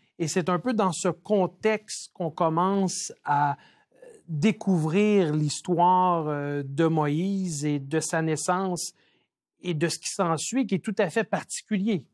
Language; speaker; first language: French; native; French